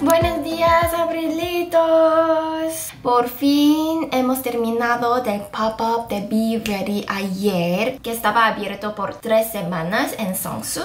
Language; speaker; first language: Spanish; non-native, fluent; Korean